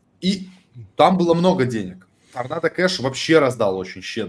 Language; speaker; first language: Russian; native; Russian